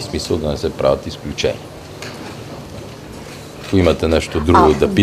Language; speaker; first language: Bulgarian; native; Bulgarian